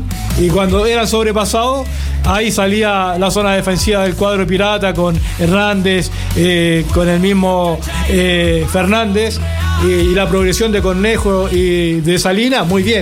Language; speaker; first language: Spanish; native; Spanish